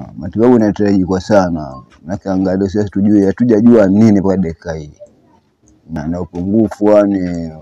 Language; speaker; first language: Swahili; native; Swahili